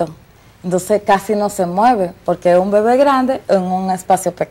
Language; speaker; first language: Spanish; native; Spanish